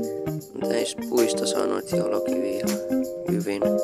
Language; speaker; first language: Finnish; native; Finnish